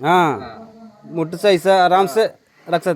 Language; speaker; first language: Hindi; non-native, local second language; Malayalam